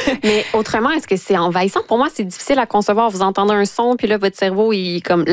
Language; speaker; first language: French; native; French